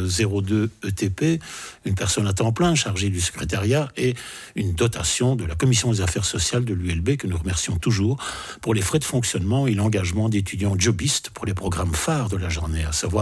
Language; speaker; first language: French; native; French